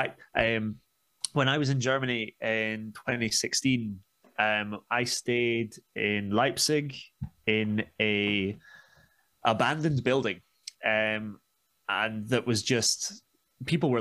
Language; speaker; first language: English; native; English